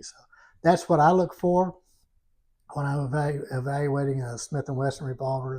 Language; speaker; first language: English; native; English